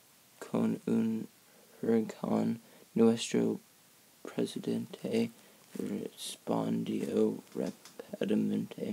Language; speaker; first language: Spanish; non-native, learner; English